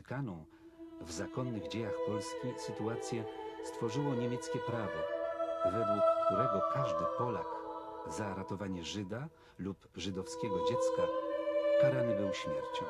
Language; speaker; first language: Polish; native; Polish